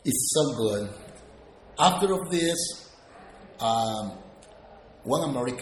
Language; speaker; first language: English; non-native, learner; Spanish